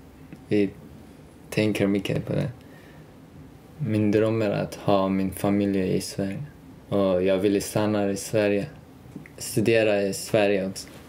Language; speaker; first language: Swedish; non-native, learner; Persian